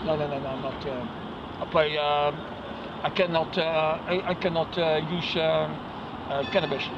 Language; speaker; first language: English; non-native, learner; Dutch